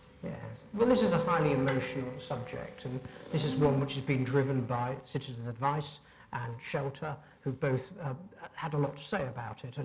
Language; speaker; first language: English; native; English